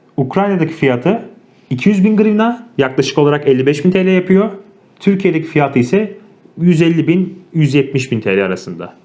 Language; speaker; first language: Turkish; native; Turkish